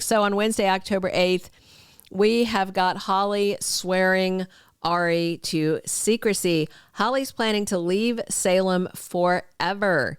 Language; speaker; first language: English; native; English